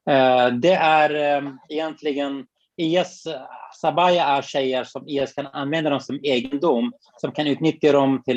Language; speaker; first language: Swedish; non-native, fluent; Kurdish